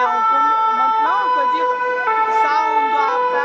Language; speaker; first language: French; non-native, fluent; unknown